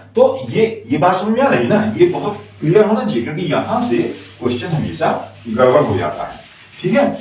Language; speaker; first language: Hindi; native; Hindi